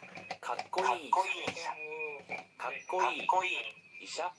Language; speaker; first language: Japanese; non-native, learner; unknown